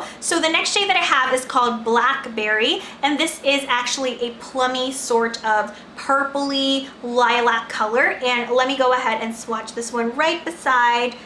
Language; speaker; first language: English; non-native, local second language; Filipino